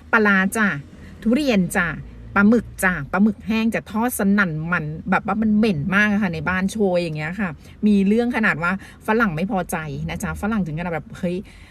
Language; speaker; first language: Thai; native; Thai